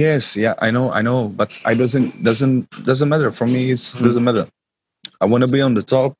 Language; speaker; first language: English; non-native, learner; Czech